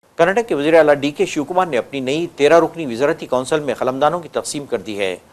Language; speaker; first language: Urdu; native; Urdu